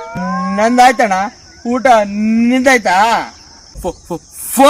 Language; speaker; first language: Kannada; native; Kannada